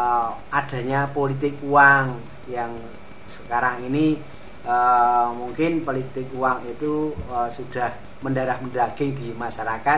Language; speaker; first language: Indonesian; native; Indonesian